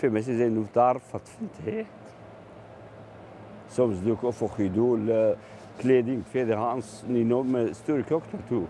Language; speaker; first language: Dutch; non-native, fluent; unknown